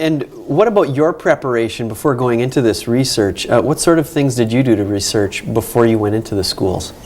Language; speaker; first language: English; native; English